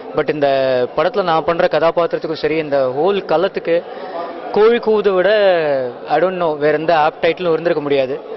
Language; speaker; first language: Tamil; native; Tamil